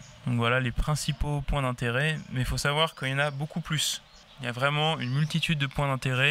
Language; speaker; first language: French; native; French